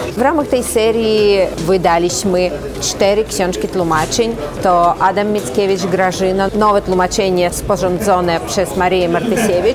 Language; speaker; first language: Polish; non-native, local second language; Belarusian